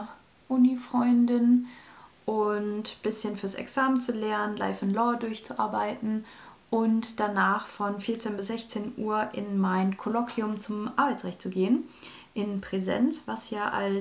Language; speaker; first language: German; native; German